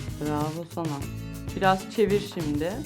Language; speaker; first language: Turkish; native; Turkish